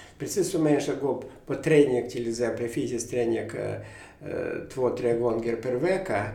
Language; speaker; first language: Swedish; non-native, fluent; Russian